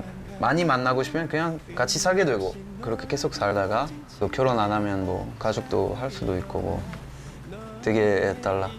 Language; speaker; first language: Korean; non-native, local second language; French